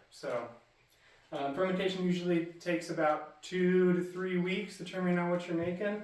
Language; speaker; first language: English; native; English